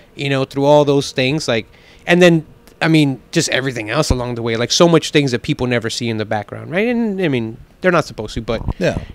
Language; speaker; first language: English; native; English